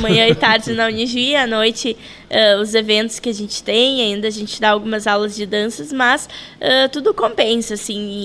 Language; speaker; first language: Portuguese; native; Portuguese